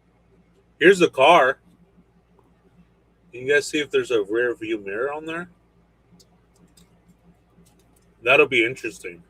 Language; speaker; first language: English; native; English